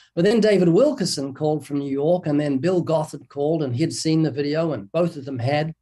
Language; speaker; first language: English; native; English